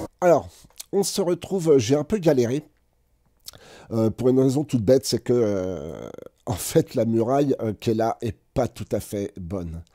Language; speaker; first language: French; native; French